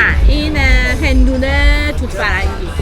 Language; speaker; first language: Persian; native; Persian